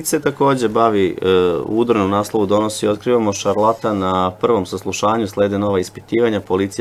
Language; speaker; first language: Serbian; native; Serbian